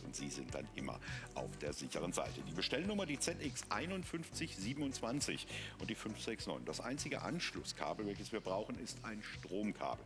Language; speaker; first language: German; native; German